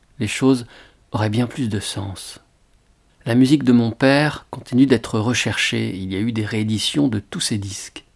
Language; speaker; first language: French; native; French